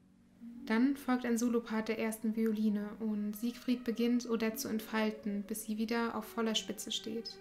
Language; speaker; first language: German; native; German